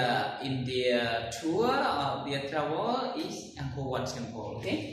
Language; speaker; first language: English; non-native, learner; Khmer